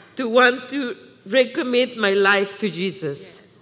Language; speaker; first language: English; non-native, fluent; Spanish